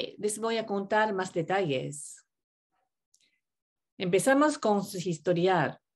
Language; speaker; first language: Spanish; non-native, learner; Japanese